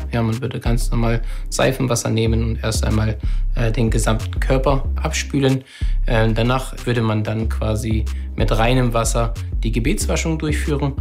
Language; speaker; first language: German; early bilingual, other home language; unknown